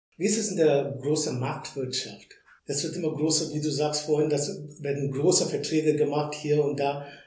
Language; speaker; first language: German; non-native, fluent; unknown